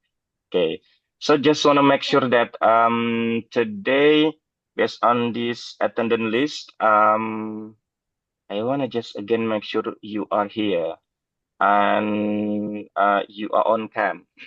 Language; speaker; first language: English; non-native, fluent; Indonesian